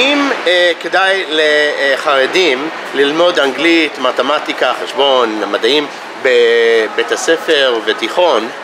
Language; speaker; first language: Hebrew; non-native, fluent; English